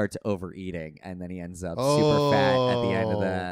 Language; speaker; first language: English; native; English